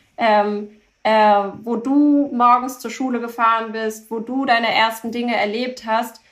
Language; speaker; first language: German; early bilingual, other home language; Turkish